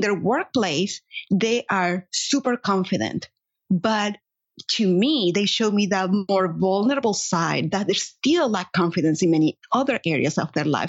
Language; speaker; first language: English; non-native, fluent; Spanish